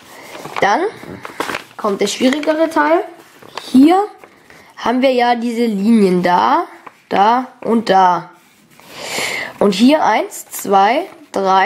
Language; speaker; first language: German; native; German